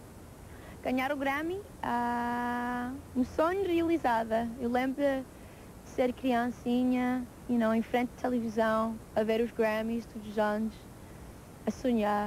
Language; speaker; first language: Portuguese; early bilingual, heritage; English